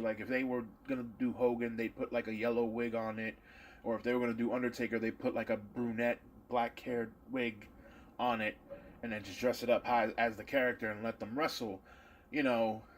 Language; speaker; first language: English; native; English